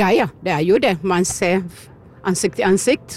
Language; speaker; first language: Norwegian; non-native, learner; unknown